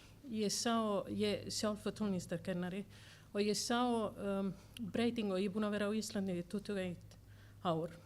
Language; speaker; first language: Icelandic; non-native, learner; Italian